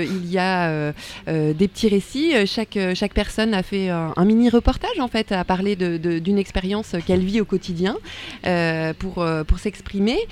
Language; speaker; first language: French; native; French